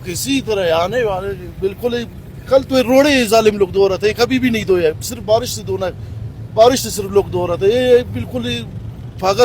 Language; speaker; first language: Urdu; non-native, local second language; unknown